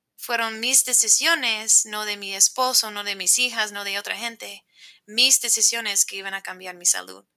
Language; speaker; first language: Spanish; non-native, fluent; English